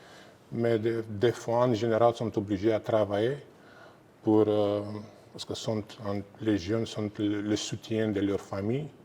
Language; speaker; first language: French; non-native, fluent; Romanian